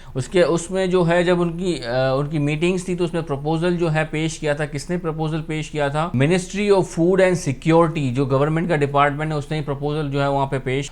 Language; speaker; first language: Urdu; non-native, local second language; Sindhi